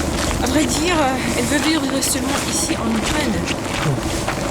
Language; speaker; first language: French; non-native, fluent; Ukrainian